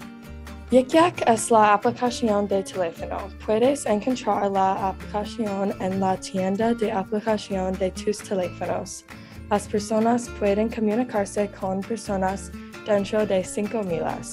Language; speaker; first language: Spanish; non-native, learner; English